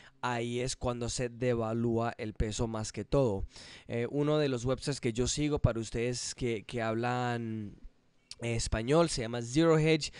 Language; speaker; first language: Spanish; early bilingual, heritage; English